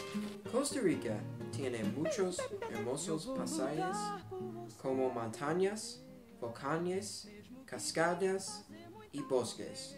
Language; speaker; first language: Spanish; non-native, learner; English